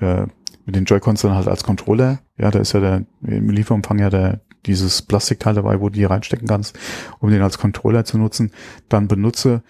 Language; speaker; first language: German; native; German